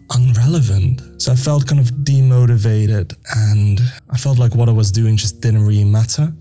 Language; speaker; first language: English; non-native, fluent; Dutch